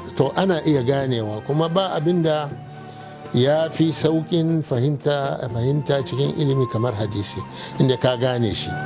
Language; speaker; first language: Hausa; non-native, local second language; Arabic